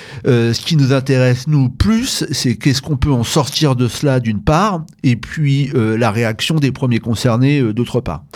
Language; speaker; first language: French; native; French